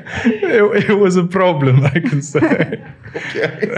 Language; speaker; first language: English; non-native, local second language; Tswana